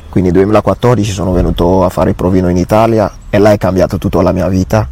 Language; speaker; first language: Italian; non-native, fluent; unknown